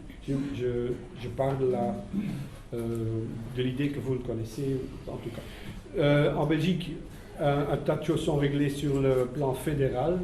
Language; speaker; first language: French; non-native, local second language; Dutch